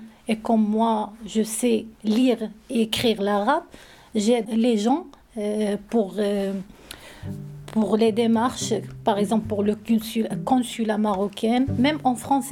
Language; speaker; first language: French; non-native, learner; Arabic